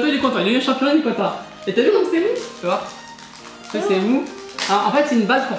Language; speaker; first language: French; native; French